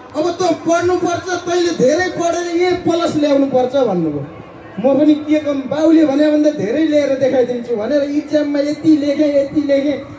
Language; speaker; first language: Nepali; native; Nepali